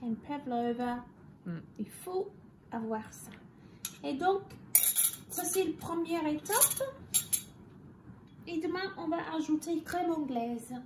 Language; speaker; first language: French; non-native, learner; English